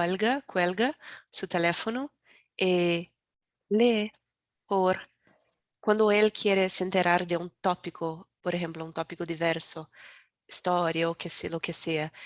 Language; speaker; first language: Spanish; non-native, learner; Portuguese